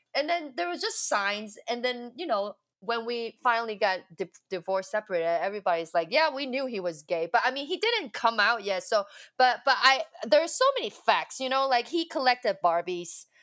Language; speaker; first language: English; non-native, local second language; Cantonese